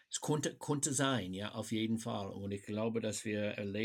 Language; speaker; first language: German; non-native, fluent; English